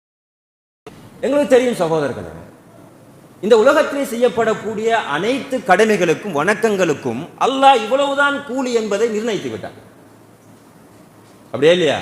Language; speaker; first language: Tamil; native; Tamil